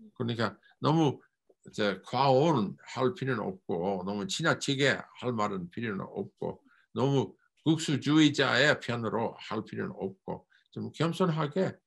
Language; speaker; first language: Korean; non-native, fluent; English